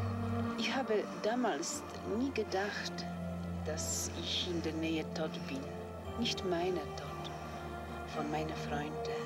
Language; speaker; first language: German; non-native, fluent; Polish